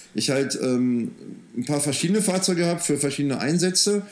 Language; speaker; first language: German; native; German